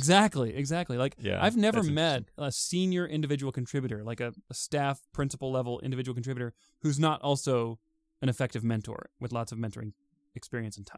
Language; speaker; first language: English; native; English